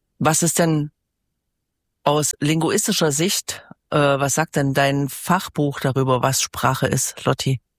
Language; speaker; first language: German; native; German